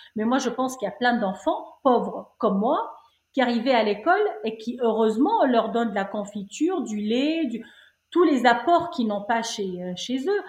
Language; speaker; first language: French; non-native, local second language; Arabic